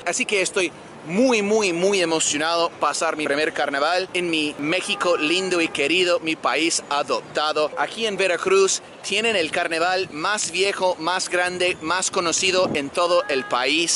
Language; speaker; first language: Spanish; non-native, fluent; English